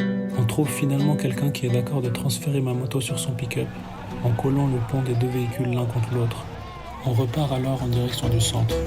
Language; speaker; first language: French; native; French